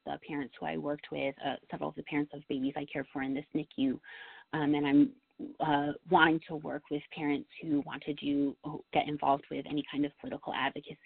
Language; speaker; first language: English; native; English